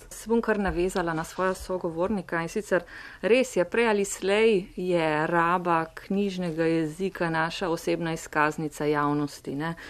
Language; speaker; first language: Slovenian; native; Slovenian